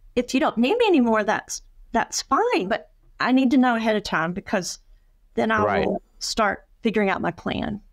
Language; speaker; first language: English; native; English